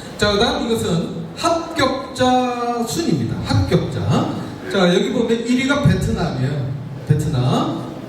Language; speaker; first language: Korean; native; Korean